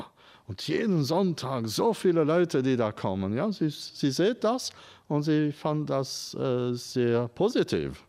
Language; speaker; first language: German; non-native, fluent; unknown